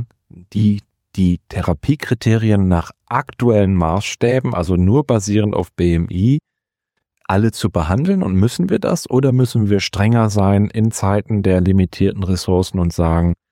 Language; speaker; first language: German; native; German